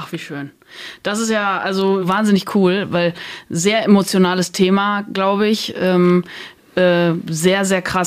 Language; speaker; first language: German; native; German